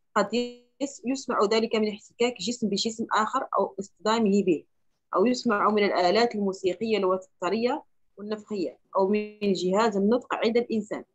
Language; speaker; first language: Arabic; non-native, fluent; Chinese